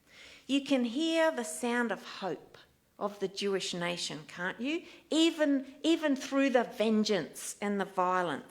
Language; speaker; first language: English; native; English